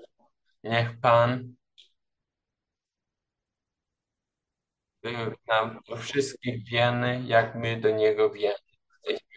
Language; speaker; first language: Polish; non-native, learner; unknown